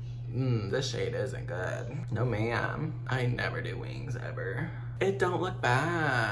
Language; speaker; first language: English; native; English